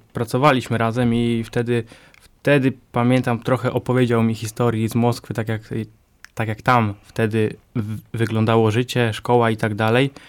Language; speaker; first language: Polish; native; Polish